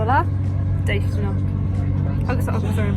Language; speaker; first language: Irish; non-native, local second language; English